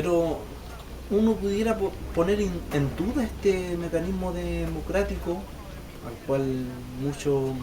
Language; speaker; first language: Spanish; native; Spanish